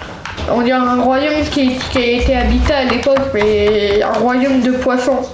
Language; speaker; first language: French; native; French